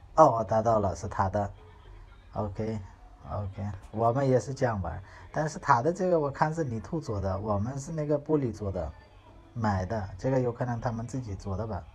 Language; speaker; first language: Chinese; non-native, learner; Hindi